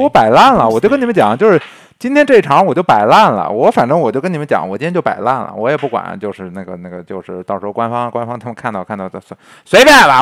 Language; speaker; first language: Chinese; native; Chinese